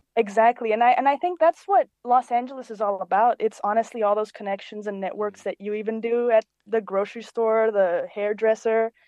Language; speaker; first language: English; early bilingual, other home language; Greek